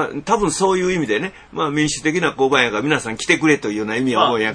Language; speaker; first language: Japanese; native; Japanese